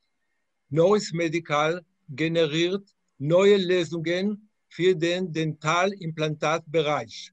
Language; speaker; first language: German; non-native, fluent; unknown